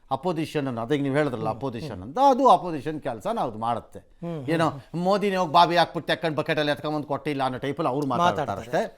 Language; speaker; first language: Kannada; native; Kannada